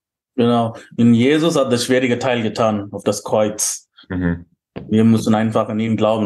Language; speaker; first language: German; non-native, fluent; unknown